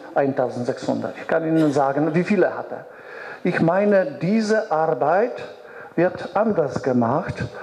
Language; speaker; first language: German; non-native, fluent; Polish